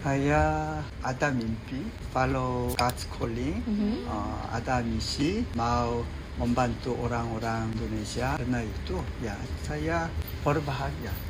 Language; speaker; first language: Indonesian; non-native, learner; Korean